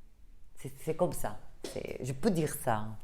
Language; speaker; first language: French; non-native, fluent; Arabic